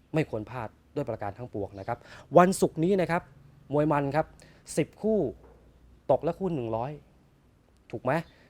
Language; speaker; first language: Thai; native; Thai